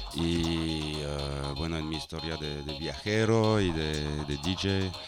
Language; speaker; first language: Spanish; non-native, fluent; French